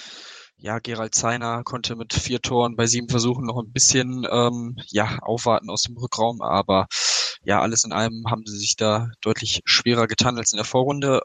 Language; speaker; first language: German; native; German